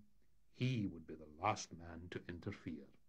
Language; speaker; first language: English; native; English